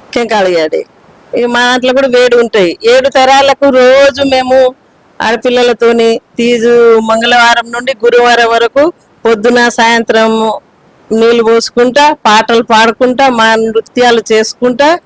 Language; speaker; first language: Telugu; non-native, local second language; Lambadi